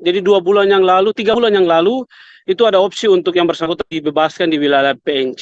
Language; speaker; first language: Indonesian; native; Indonesian